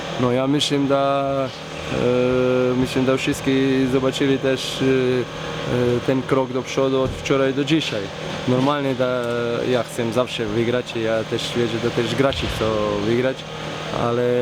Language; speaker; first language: Polish; non-native, learner; Croatian